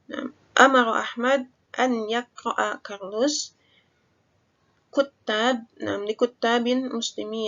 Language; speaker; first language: Arabic; non-native, fluent; Indonesian